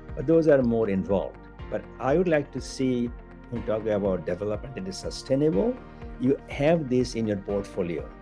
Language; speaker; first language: English; non-native, local second language; Bangla